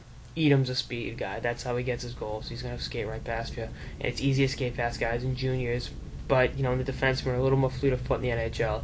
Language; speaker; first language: English; native; English